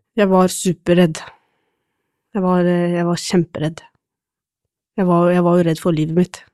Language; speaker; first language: Norwegian; non-native, fluent; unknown